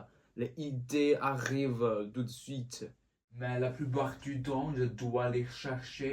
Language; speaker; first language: French; non-native, learner; Chinese